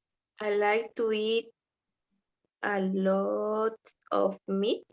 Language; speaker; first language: English; non-native, learner; Spanish